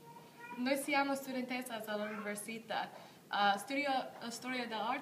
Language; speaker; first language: Italian; non-native, learner; English